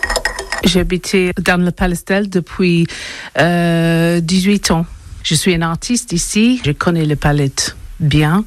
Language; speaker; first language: French; non-native, learner; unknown